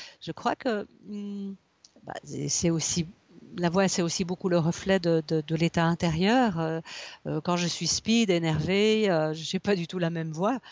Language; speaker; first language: French; native; French